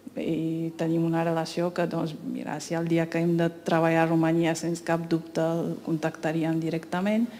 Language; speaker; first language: Catalan; non-native, fluent; Romanian